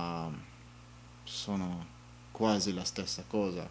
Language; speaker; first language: Italian; non-native, learner; English